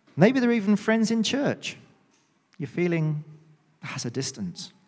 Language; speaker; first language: English; native; English